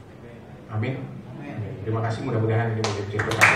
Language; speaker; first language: Indonesian; native; Indonesian